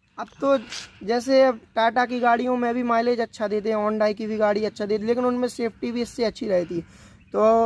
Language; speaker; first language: Hindi; native; Hindi